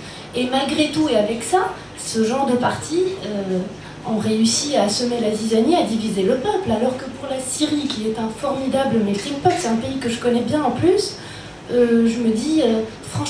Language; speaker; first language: French; non-native, local second language; Arabic